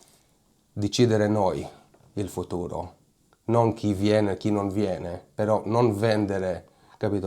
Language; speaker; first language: Italian; non-native, fluent; Hebrew